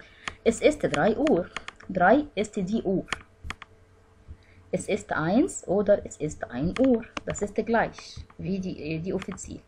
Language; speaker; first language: German; non-native, fluent; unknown